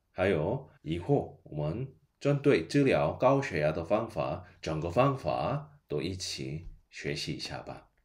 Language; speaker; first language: Chinese; non-native, fluent; Korean